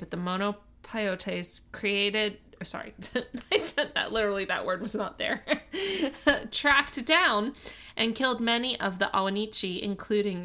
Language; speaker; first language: English; native; English